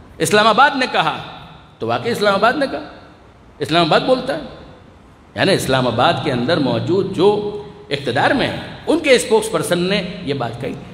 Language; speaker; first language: Urdu; non-native, local second language; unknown